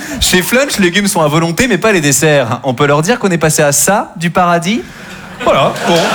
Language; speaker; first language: French; native; French